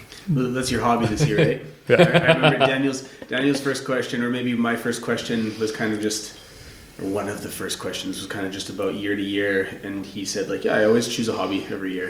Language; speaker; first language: English; native; English